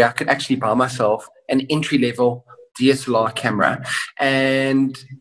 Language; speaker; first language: English; native; English